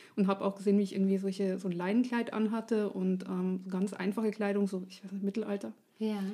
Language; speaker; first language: German; native; German